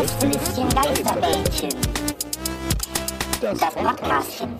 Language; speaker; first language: German; native; German